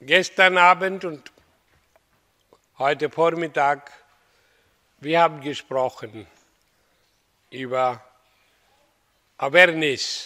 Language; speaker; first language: German; non-native, learner; Hindi